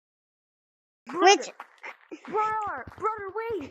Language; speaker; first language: English; native; English